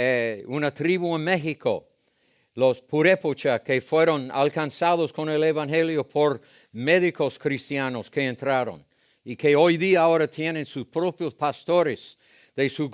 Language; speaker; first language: Spanish; non-native, fluent; English